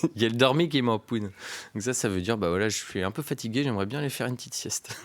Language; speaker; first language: French; native; French